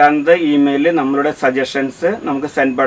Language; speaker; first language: Tamil; non-native, learner; Malayalam